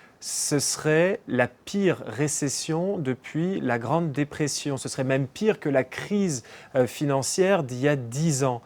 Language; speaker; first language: French; native; French